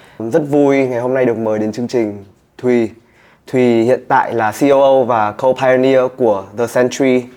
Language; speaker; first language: Vietnamese; native; Vietnamese